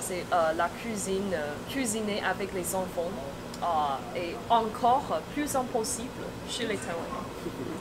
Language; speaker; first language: French; non-native, fluent; Chinese